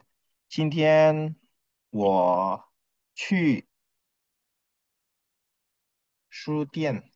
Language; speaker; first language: Chinese; non-native, fluent; Indonesian